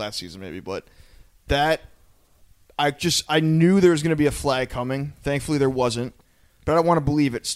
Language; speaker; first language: English; native; English